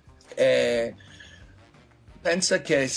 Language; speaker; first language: Italian; non-native, learner; English